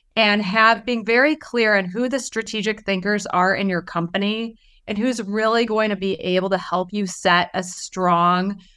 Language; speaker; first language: English; native; English